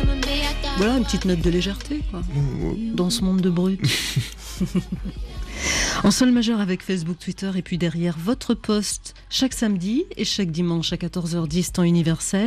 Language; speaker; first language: French; native; French